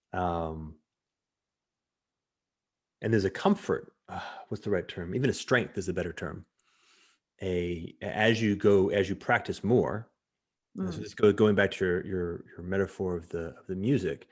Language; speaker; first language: English; native; English